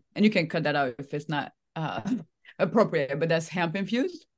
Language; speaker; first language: English; non-native, fluent; French